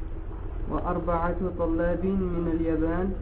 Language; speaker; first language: Arabic; non-native, learner; French